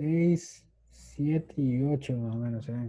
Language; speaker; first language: Spanish; native; Spanish